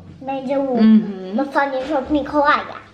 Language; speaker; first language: Polish; early bilingual, heritage; Polish